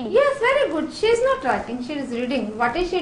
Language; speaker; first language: English; non-native, fluent; Gujarati